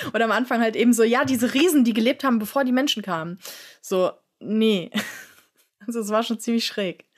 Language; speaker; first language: German; native; German